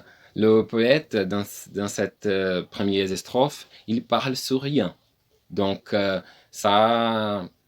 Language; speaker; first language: French; non-native, learner; Portuguese